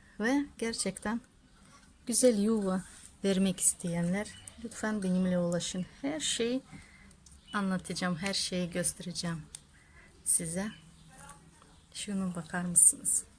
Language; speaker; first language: Turkish; non-native, learner; Russian